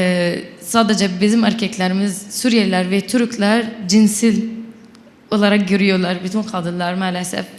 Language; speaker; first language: Turkish; non-native, local second language; Arabic